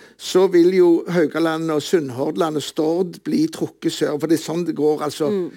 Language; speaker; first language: Norwegian; native; Norwegian